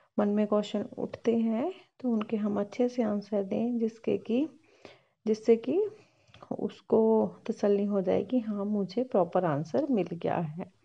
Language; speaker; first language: Hindi; non-native, local second language; Punjabi